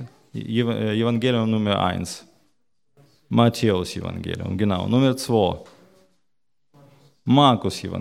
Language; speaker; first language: German; non-native, learner; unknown